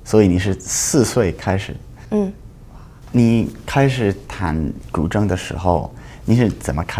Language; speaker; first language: Chinese; non-native, fluent; English